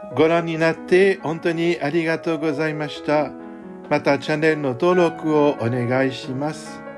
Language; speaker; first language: Japanese; non-native, learner; French